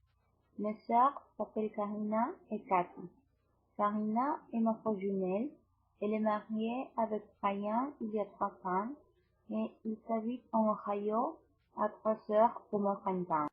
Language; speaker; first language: French; non-native, fluent; Spanish